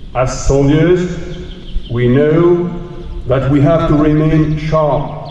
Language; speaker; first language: English; non-native, fluent; French